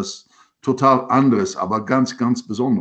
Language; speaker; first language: German; non-native, learner; English